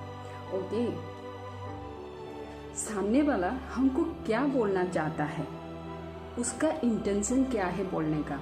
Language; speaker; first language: Hindi; non-native, local second language; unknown